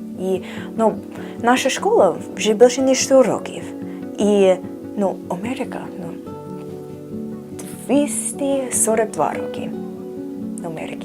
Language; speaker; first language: Ukrainian; non-native, learner; English